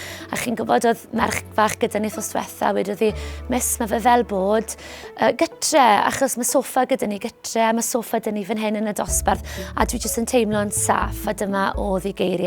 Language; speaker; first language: Welsh; native; Welsh